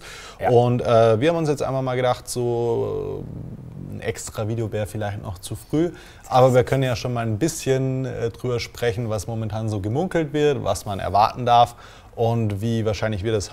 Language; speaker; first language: German; native; German